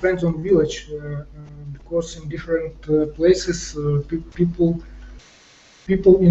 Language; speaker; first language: English; non-native, fluent; Ukrainian